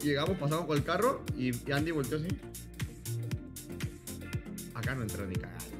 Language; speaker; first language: Spanish; native; Spanish